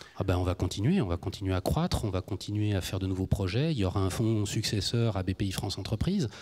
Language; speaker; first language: French; native; French